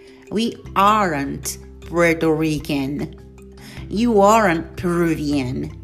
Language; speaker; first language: English; non-native, fluent; Portuguese